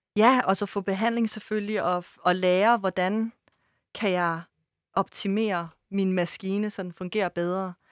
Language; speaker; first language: Danish; early bilingual, other home language; Persian